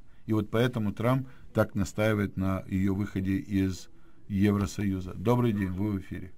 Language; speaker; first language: Russian; native; Russian